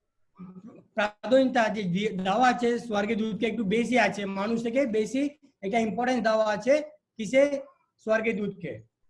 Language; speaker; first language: Bangla; non-native, local second language; Hindi